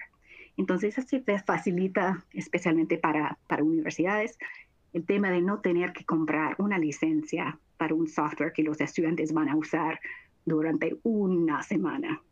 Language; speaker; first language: Spanish; non-native, fluent; English